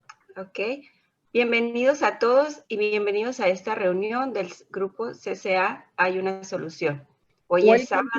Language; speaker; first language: Spanish; native; Spanish